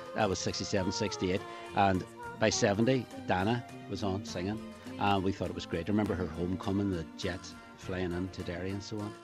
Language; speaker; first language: English; native; English